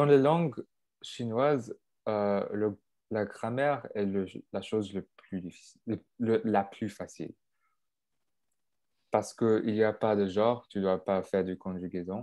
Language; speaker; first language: French; non-native, local second language; English